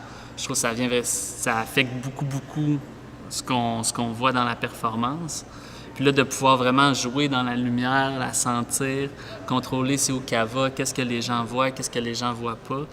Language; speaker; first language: French; native; French